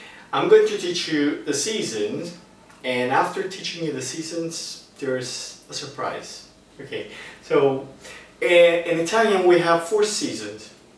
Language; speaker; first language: English; non-native, fluent; Italian